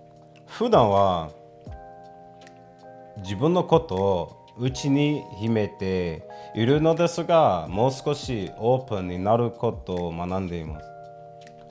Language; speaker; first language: Japanese; non-native, fluent; English